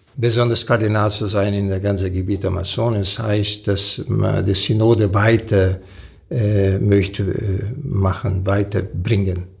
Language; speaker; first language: German; early bilingual, other home language; Portuguese